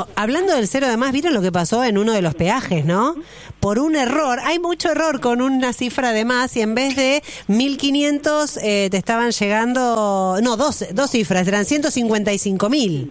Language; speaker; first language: Spanish; native; Spanish